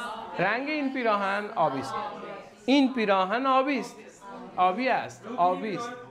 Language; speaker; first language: Persian; non-native, fluent; Urdu